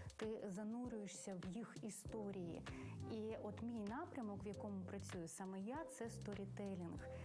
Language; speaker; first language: Ukrainian; native; Ukrainian